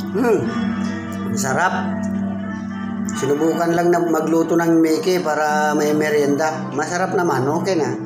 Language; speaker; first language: Filipino; non-native, local second language; Iloko